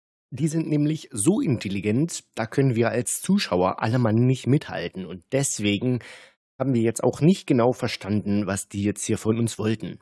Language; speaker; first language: German; native; German